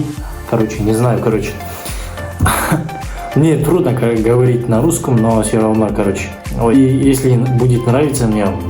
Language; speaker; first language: Russian; non-native, local second language; Kazakh